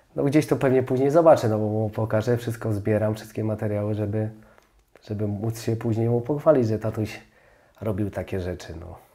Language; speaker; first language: Polish; native; Polish